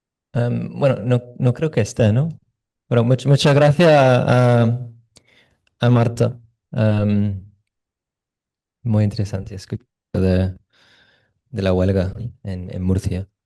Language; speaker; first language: Spanish; non-native, fluent; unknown